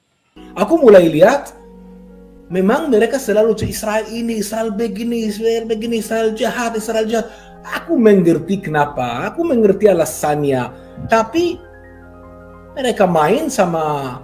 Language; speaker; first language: Indonesian; non-native, fluent; Hebrew